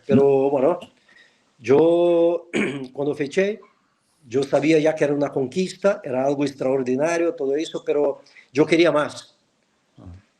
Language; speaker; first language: Spanish; non-native, fluent; Portuguese